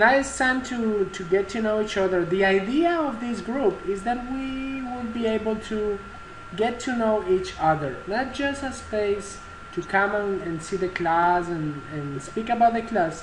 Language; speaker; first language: English; non-native, fluent; Spanish